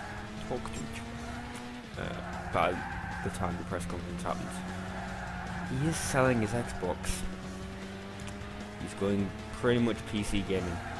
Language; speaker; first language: English; native; English